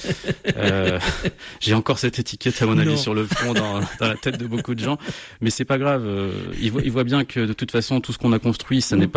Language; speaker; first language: French; native; French